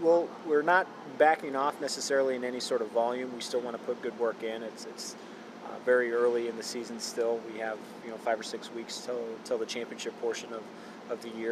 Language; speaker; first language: English; native; English